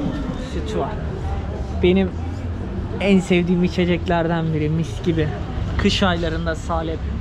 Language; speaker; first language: Turkish; native; Turkish